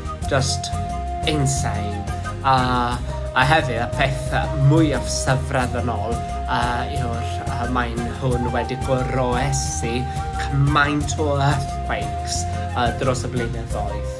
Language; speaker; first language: Welsh; non-native, learner; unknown